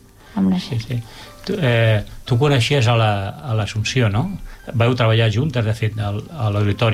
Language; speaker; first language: Catalan; native; Catalan